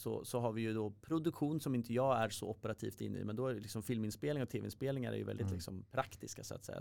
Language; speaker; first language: Swedish; native; Swedish